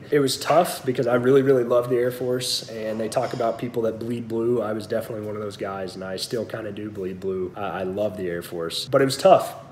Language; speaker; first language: English; native; English